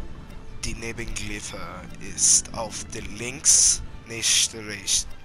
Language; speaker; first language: German; non-native, learner; English